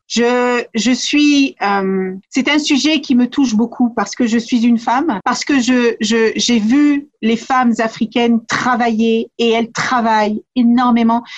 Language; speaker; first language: French; early bilingual, other home language; Kabuverdianu